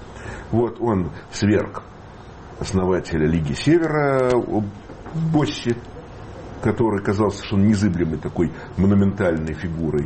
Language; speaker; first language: Russian; native; Russian